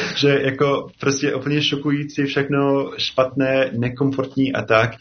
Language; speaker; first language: Czech; non-native, fluent; English